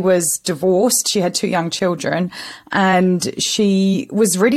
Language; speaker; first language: English; native; English